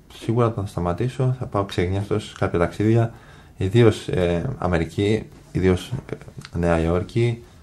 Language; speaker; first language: Greek; early bilingual, other home language; English